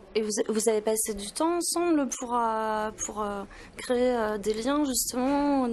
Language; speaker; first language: French; native; French